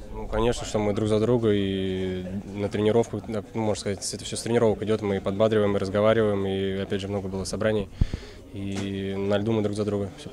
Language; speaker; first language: Russian; native; Russian